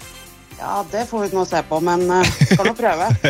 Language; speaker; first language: Norwegian; native; Norwegian